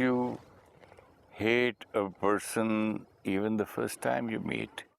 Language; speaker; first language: English; non-native, local second language; Hindi